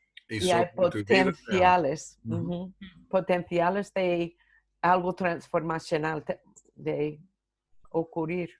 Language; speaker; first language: Spanish; non-native, fluent; English